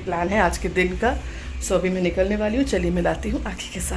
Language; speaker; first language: Hindi; non-native, local second language; Bangla